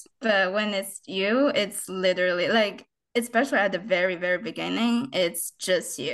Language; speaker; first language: English; non-native, fluent; Chinese